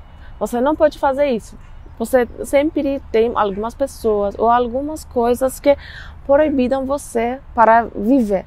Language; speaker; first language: Portuguese; non-native, learner; Persian